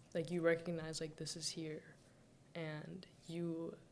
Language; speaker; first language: English; early bilingual, other home language; Arabic